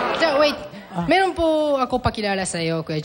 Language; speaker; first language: Filipino; non-native, learner; Japanese